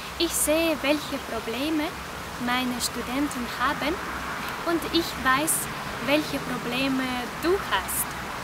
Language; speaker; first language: German; non-native, fluent; Russian